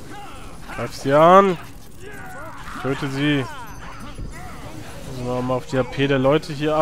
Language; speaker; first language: German; native; German